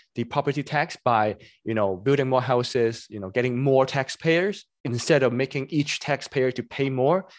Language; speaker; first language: English; non-native, local second language; Cantonese